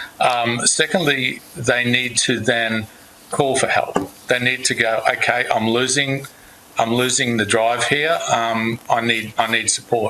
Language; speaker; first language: English; native; English